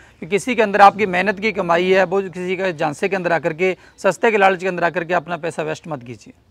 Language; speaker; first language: Hindi; native; Hindi